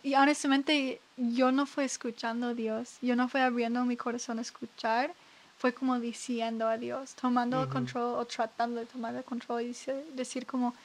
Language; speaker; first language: Spanish; non-native, learner; English